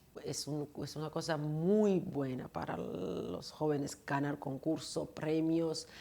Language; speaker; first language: Spanish; non-native, fluent; Georgian